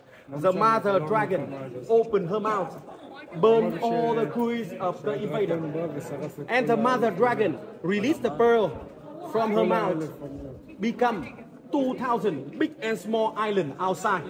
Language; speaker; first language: English; non-native, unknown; Vietnamese